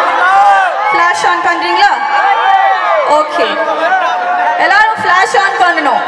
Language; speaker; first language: Tamil; non-native, fluent; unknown